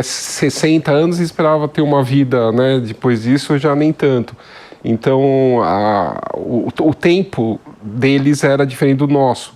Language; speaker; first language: Portuguese; native; Portuguese